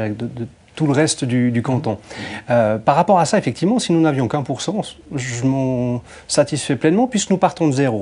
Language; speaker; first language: French; native; French